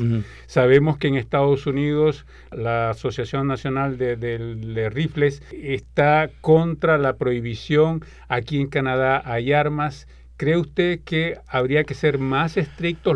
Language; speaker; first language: Spanish; native; Spanish